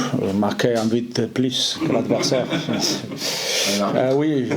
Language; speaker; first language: French; non-native, fluent; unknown